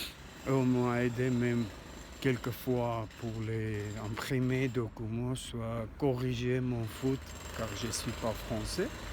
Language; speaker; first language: French; non-native, learner; Armenian